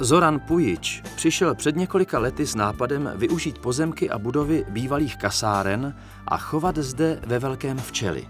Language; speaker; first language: Czech; native; Czech